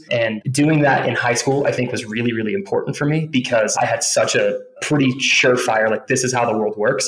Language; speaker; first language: English; native; English